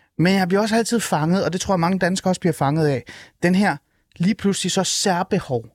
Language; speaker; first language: Danish; early bilingual, other home language; Persian